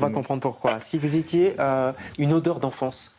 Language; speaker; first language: French; native; French